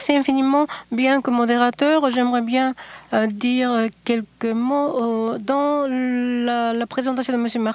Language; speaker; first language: French; non-native, fluent; Japanese